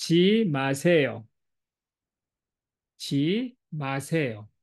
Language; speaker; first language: Korean; non-native, fluent; English